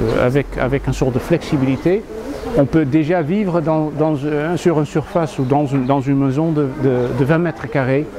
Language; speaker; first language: French; non-native, fluent; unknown